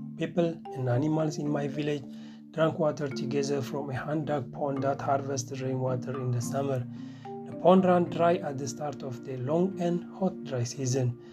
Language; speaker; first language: English; non-native, fluent; Tigrinya